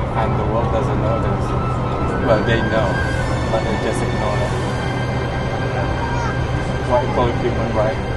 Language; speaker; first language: English; non-native, learner; Indonesian